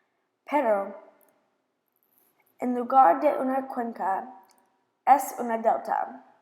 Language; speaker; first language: Spanish; non-native, learner; English